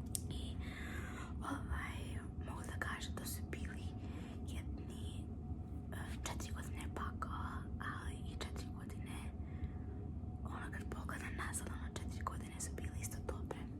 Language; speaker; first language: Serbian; early bilingual, heritage; Serbian